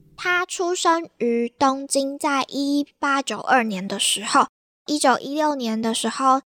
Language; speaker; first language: Chinese; native; Chinese